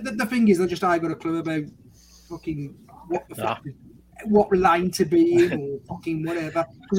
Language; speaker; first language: English; native; English